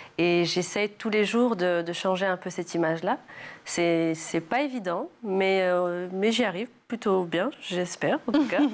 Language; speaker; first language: French; early bilingual, other home language; Arabic